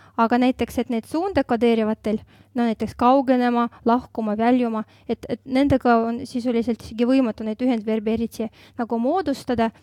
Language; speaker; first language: Estonian; non-native, local second language; Russian